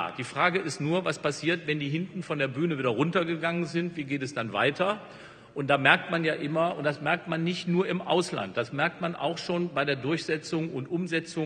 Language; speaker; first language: German; native; German